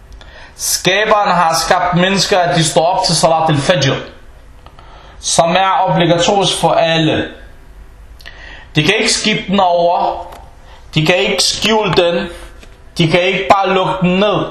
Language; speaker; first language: Danish; non-native, fluent; Arabic